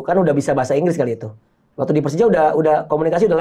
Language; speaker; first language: Indonesian; native; Indonesian